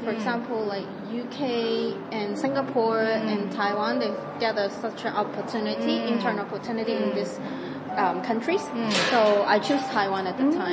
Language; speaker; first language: English; non-native, fluent; Cantonese